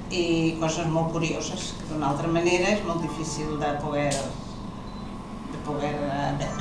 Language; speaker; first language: Catalan; non-native, local second language; Spanish